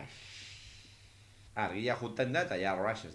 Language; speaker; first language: Basque; native; Basque